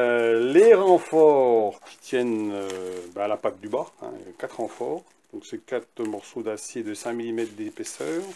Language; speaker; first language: French; native; French